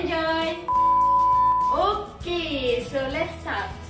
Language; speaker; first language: English; non-native, learner; French